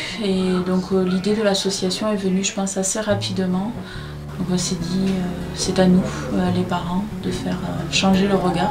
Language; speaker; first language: French; native; French